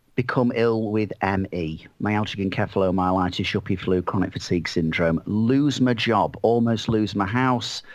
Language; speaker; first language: English; native; English